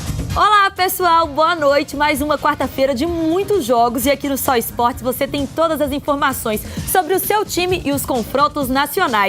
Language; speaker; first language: Portuguese; native; Portuguese